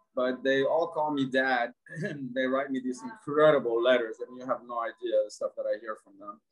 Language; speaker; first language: English; non-native, fluent; Arabic